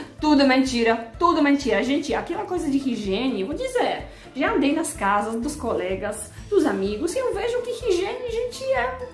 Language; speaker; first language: Portuguese; non-native, fluent; Polish